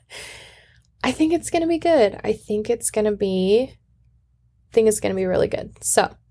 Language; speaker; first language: English; native; English